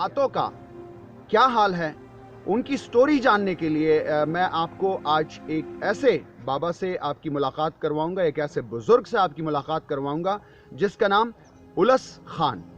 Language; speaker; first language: Urdu; non-native, local second language; Pashto